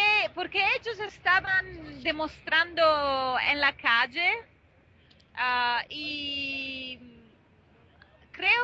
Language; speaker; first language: Spanish; non-native, fluent; Italian